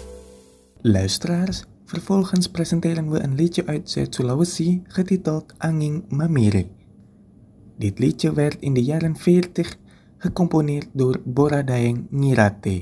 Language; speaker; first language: Dutch; non-native, fluent; Indonesian